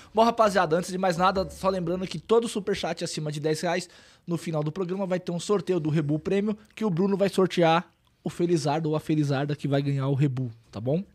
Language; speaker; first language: Portuguese; native; Portuguese